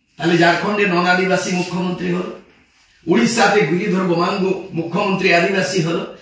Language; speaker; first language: Bangla; non-native, local second language; Santali